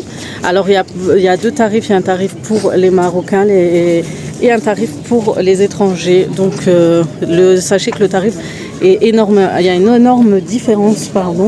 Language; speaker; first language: French; native; French